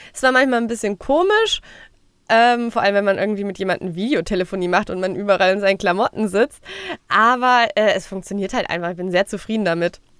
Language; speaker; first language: German; native; German